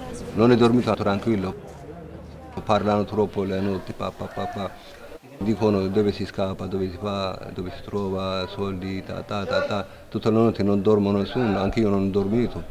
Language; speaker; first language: Italian; non-native, learner; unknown